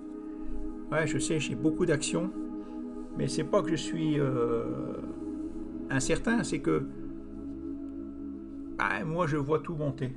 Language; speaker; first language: French; native; French